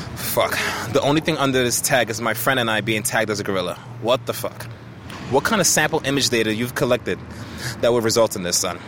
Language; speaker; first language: English; early bilingual, other home language; Haitian Creole